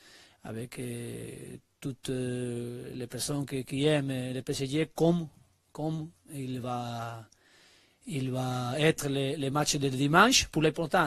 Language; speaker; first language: French; non-native, learner; Spanish